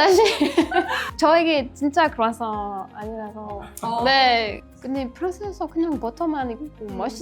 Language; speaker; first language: Korean; non-native, learner; French